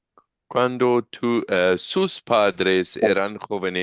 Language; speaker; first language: Spanish; non-native, learner; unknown